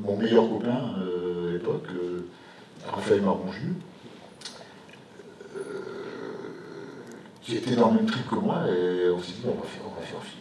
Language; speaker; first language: French; native; French